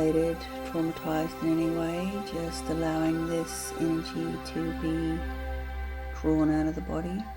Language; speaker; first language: English; native; English